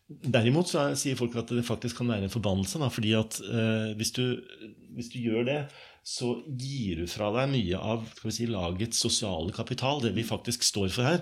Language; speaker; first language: Norwegian; native; Norwegian